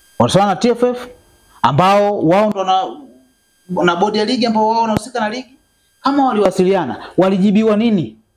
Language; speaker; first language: Swahili; native; Swahili